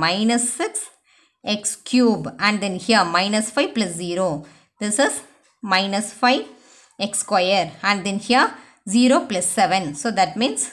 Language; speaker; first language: English; non-native, local second language; Tamil